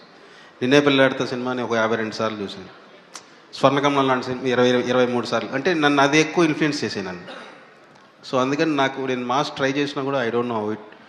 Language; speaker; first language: Telugu; native; Telugu